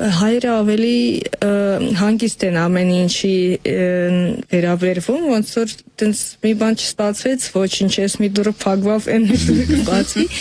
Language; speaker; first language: Armenian; non-native, fluent; Russian